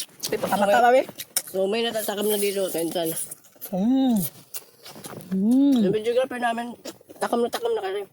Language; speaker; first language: Filipino; non-native, local second language; Cebuano